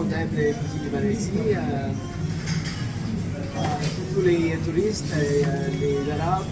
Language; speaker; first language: French; non-native, local second language; Arabic